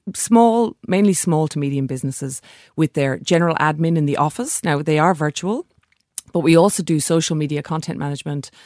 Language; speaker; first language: English; native; English